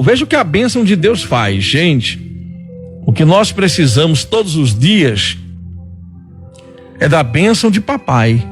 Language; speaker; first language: Portuguese; native; Portuguese